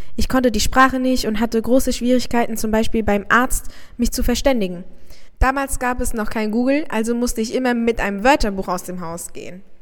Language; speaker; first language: German; non-native, fluent; Persian